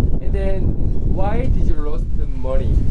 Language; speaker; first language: English; non-native, learner; Korean